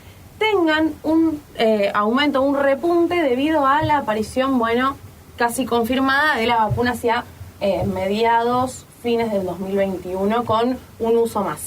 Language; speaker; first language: Spanish; native; Spanish